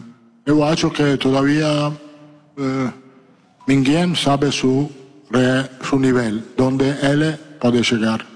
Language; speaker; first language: Portuguese; non-native, learner; Italian